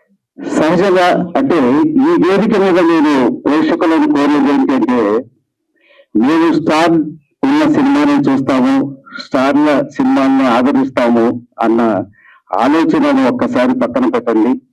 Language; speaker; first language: Telugu; native; Telugu